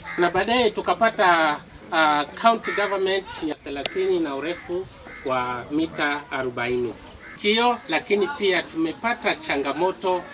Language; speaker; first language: Swahili; native; Swahili